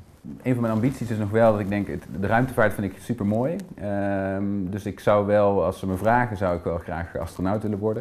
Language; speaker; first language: Dutch; native; Dutch